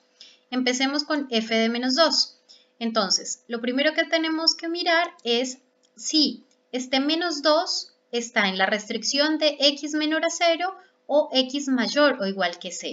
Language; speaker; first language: Spanish; native; Spanish